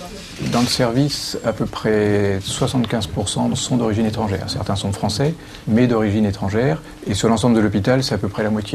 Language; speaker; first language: French; native; French